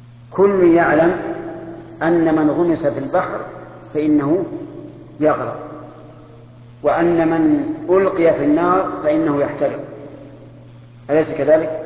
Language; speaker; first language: Arabic; native; Arabic